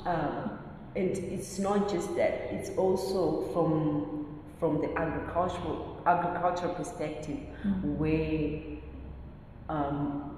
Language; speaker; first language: English; non-native, local second language; Shona